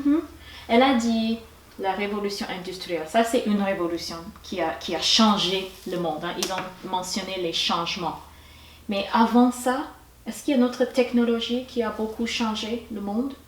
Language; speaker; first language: French; non-native, fluent; English